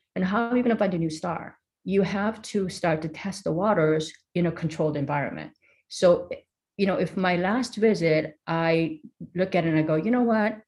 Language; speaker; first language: English; early bilingual, other home language; Korean